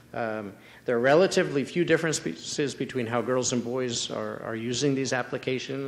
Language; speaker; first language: English; native; English